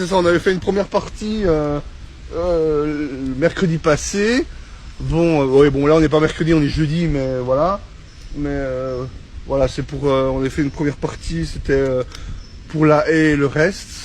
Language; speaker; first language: French; native; French